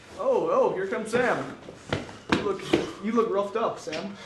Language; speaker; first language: English; native; English